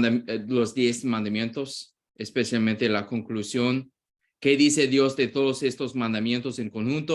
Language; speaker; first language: Spanish; non-native, fluent; English